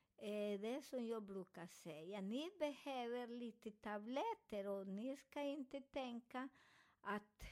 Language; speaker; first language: Swedish; non-native, fluent; Spanish